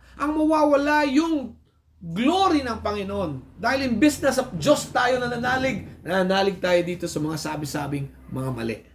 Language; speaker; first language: Filipino; non-native, local second language; Iloko